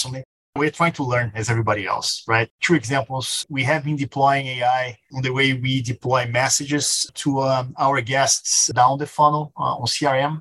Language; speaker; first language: English; non-native, fluent; Portuguese